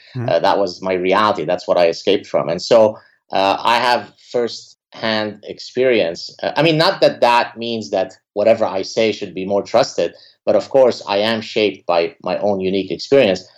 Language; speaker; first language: English; early bilingual, other home language; Arabic